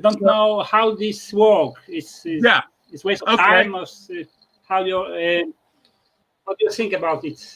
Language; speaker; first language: English; non-native, learner; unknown